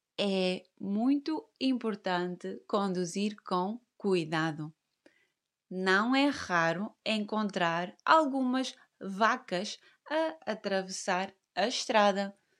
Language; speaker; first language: Portuguese; native; Portuguese